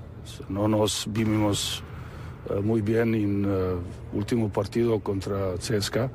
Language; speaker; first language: Spanish; non-native, fluent; Serbian